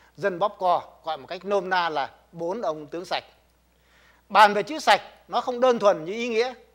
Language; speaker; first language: Vietnamese; native; Vietnamese